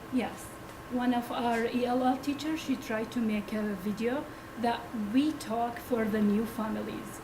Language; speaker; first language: English; non-native, learner; Arabic